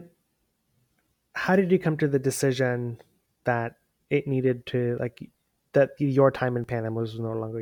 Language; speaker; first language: English; non-native, local second language; Hindi